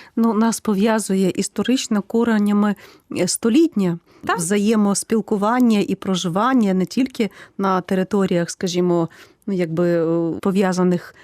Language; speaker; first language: Ukrainian; native; Ukrainian